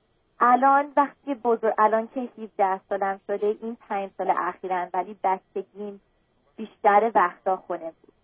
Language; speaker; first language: Persian; early bilingual, heritage; Persian